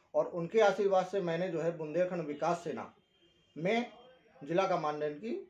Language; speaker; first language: Hindi; native; Hindi